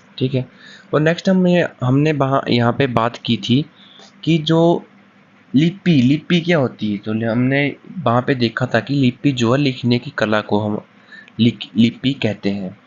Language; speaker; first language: Hindi; native; Hindi